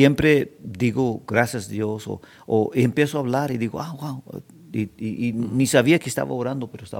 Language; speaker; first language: Spanish; early bilingual, heritage; Spanish